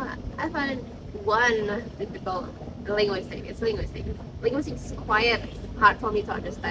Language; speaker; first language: English; non-native, learner; Indonesian